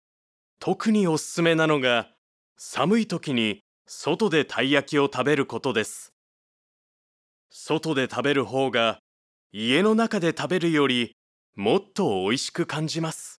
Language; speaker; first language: Japanese; non-native, learner; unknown